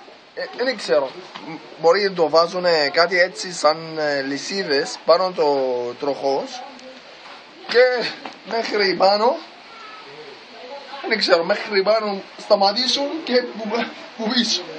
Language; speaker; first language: Greek; non-native, learner; Arabic